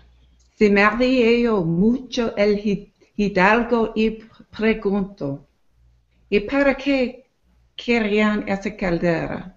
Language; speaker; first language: Spanish; non-native, learner; English